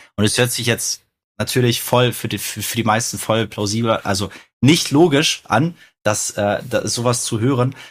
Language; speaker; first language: German; early bilingual, other home language; Russian